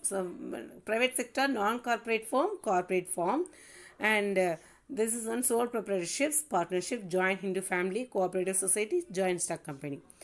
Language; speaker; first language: English; non-native, local second language; Tamil